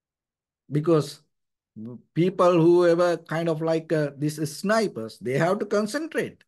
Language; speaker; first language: English; non-native, fluent; Sinhala